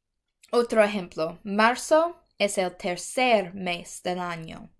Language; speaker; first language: Spanish; non-native, fluent; English